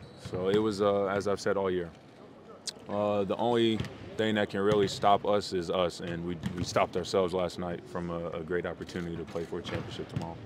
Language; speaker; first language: English; native; English